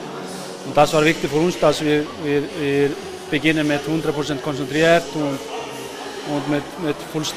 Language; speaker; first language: German; non-native, learner; Icelandic